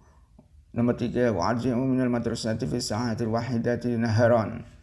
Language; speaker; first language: Arabic; non-native, learner; Indonesian